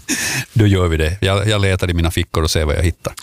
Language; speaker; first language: Swedish; native; Swedish